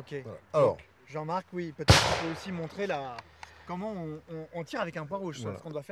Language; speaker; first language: French; native; French